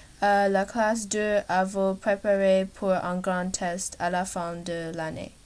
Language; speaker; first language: French; non-native, learner; English